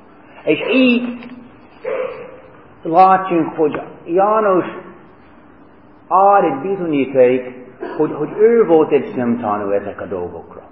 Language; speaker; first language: Hungarian; non-native, fluent; English